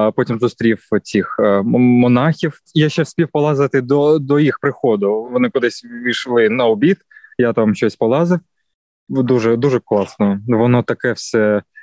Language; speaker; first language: Ukrainian; non-native, local second language; Russian